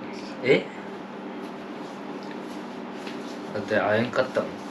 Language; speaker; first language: Japanese; early bilingual, other home language; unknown